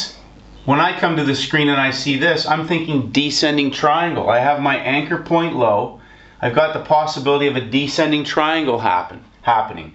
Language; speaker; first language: English; native; English